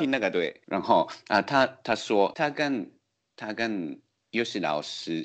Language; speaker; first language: Chinese; non-native, learner; Japanese